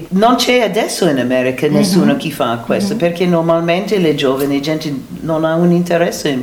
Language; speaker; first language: Italian; non-native, learner; English